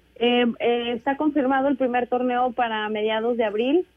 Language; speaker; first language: Spanish; native; Spanish